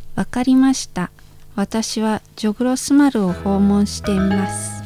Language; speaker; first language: Japanese; non-native, fluent; Indonesian